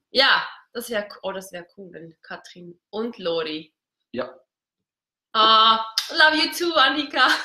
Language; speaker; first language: German; native; German